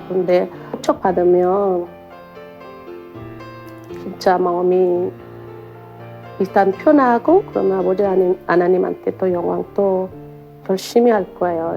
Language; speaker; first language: Korean; non-native, learner; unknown